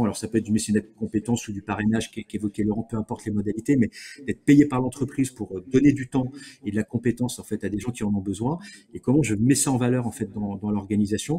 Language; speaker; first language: French; native; French